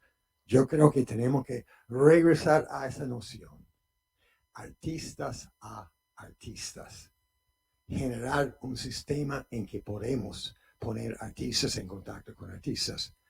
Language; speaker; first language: Spanish; non-native, fluent; English